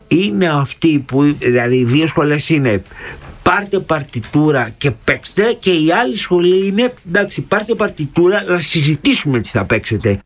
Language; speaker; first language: Greek; native; Greek